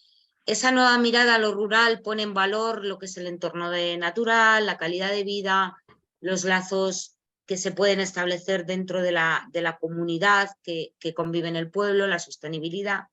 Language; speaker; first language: Spanish; native; Spanish